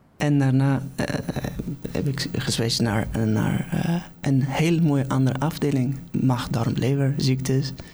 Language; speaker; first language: Dutch; non-native, fluent; Persian